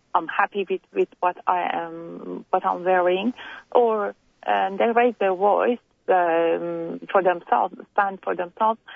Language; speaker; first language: English; non-native, fluent; Persian